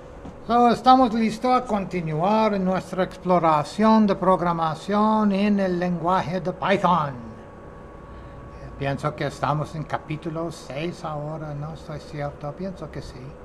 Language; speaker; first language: Spanish; non-native, fluent; English